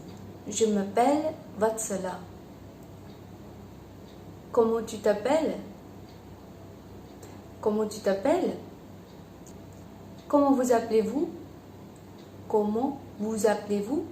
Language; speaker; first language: French; non-native, fluent; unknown